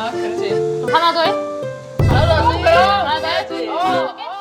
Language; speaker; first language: Korean; non-native, fluent; German